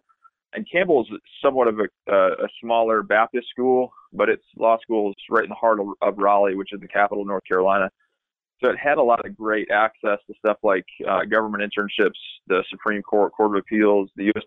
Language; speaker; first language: English; native; English